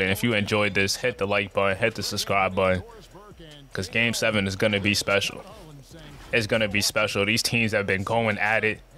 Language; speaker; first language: English; native; English